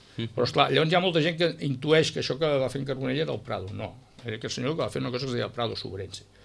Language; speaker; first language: Catalan; native; Catalan